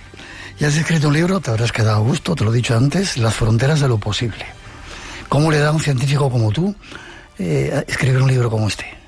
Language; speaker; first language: Spanish; native; Spanish